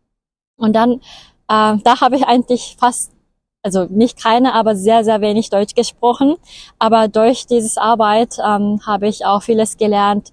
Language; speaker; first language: German; non-native, fluent; Japanese